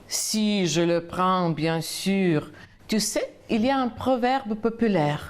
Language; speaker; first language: French; non-native, fluent; Ukrainian